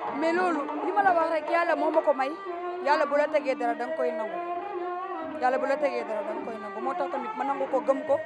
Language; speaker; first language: Wolof; non-native, local second language; Serer